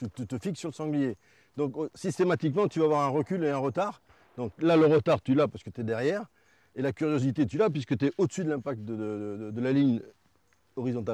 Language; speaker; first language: French; native; French